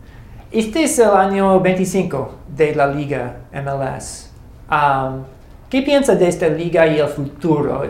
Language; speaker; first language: Spanish; non-native, fluent; English